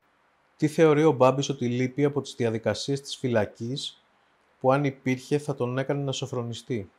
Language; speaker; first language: Greek; native; Greek